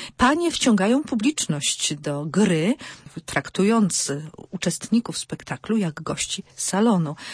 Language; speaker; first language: Polish; native; Polish